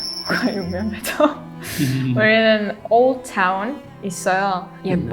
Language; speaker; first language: Korean; non-native, learner; Estonian